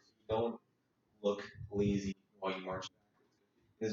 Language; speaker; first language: English; native; English